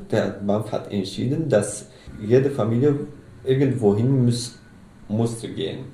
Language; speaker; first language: German; non-native, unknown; Arabic